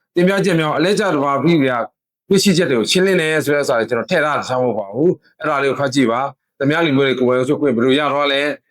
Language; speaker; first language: Burmese; non-native, local second language; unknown